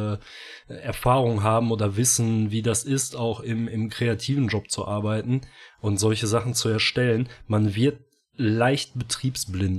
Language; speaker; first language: German; native; German